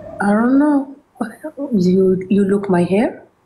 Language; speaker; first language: English; non-native, learner; Arabic